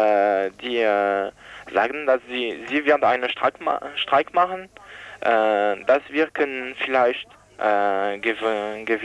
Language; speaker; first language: German; non-native, learner; French